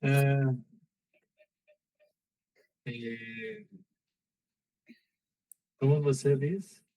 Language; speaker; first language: Portuguese; non-native, learner; Spanish